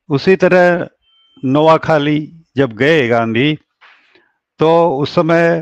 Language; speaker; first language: Hindi; native; Hindi